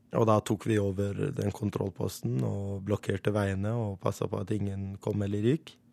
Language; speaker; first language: Norwegian; early bilingual, other home language; Kurdish